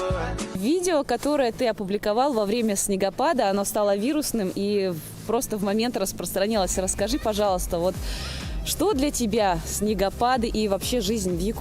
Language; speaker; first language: Russian; native; Russian